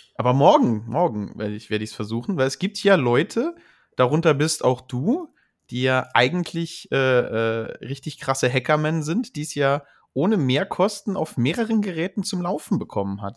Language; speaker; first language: German; native; German